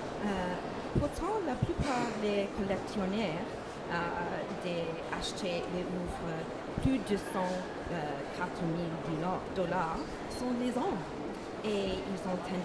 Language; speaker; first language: French; non-native, learner; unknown